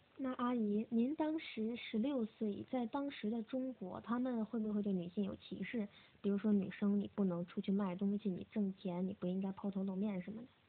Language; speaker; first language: Chinese; early bilingual, heritage; English